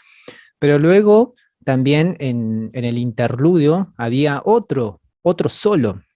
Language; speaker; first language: Spanish; native; Spanish